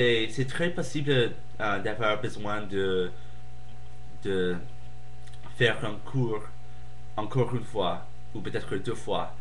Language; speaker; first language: French; non-native, fluent; English